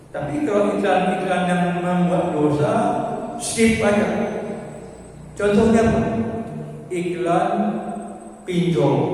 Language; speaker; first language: Indonesian; native; Indonesian